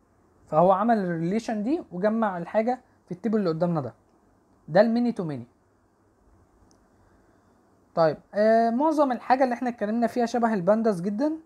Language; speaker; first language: Arabic; native; Arabic